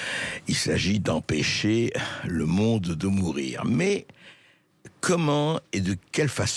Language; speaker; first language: French; native; French